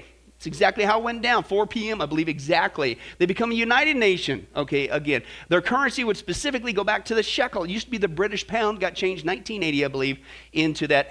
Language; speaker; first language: English; native; English